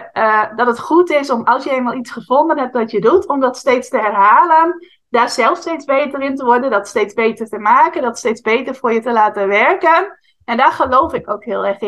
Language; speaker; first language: Dutch; native; Dutch